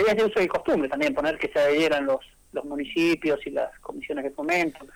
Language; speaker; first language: Spanish; native; Spanish